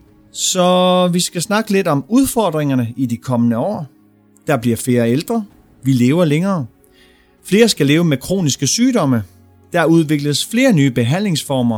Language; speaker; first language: Danish; native; Danish